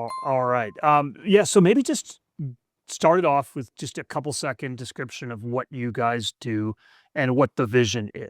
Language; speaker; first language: English; native; English